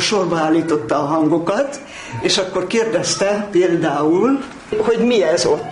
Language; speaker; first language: Hungarian; native; Hungarian